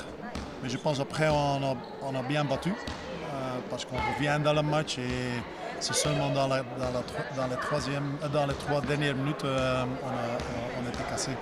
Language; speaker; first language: French; non-native, local second language; Dutch